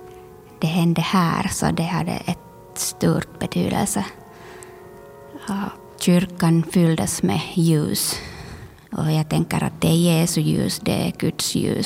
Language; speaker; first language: Swedish; non-native, local second language; Finnish